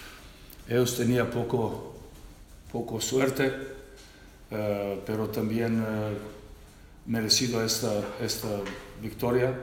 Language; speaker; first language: Spanish; non-native, learner; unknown